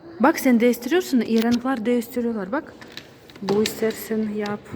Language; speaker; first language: Turkish; non-native, learner; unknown